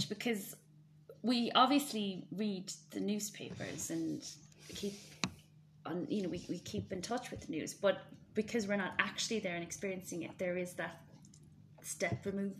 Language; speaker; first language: English; native; English